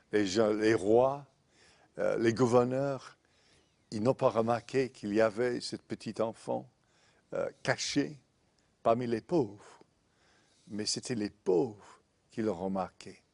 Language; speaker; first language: French; non-native, fluent; English